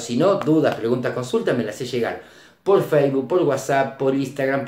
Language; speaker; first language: Spanish; native; Spanish